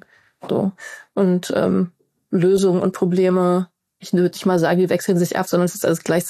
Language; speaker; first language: German; native; German